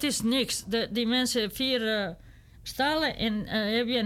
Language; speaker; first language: Dutch; non-native, learner; Serbian